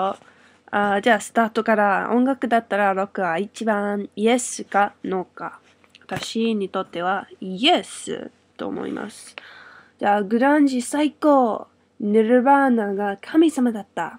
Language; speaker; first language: Japanese; non-native, learner; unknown